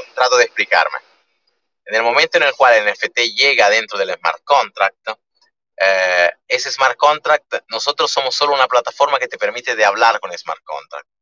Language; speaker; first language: Spanish; early bilingual, other home language; Italian